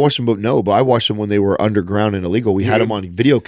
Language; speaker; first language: English; native; English